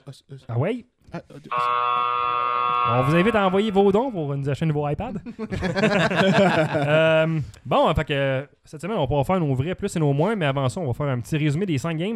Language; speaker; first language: French; native; French